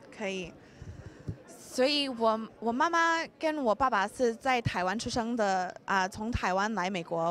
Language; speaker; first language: Chinese; early bilingual, heritage; English